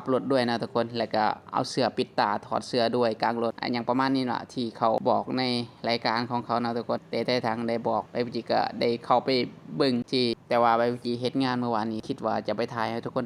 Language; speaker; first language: Thai; non-native, local second language; Northeastern Thai